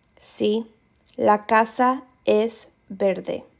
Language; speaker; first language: Spanish; non-native, fluent; English